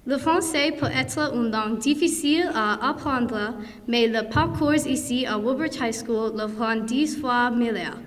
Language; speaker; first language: French; non-native, learner; English